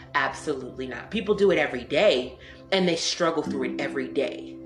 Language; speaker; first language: English; native; English